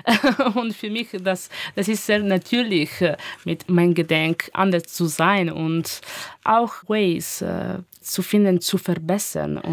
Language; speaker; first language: German; non-native, learner; Italian